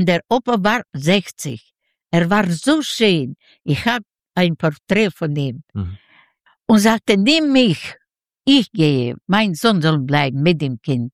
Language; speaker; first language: German; non-native, learner; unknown